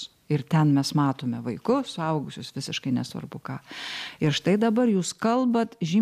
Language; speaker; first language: Lithuanian; native; Lithuanian